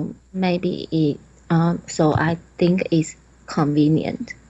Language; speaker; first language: English; non-native, learner; Chinese